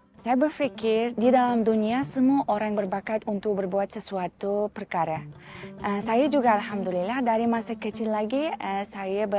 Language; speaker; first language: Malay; non-native, fluent; Uzbek